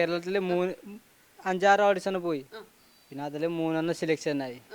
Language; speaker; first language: Malayalam; non-native, learner; Odia